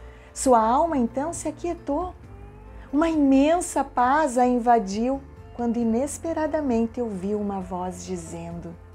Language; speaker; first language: Portuguese; native; Portuguese